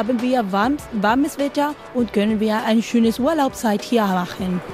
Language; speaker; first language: German; non-native, learner; Spanish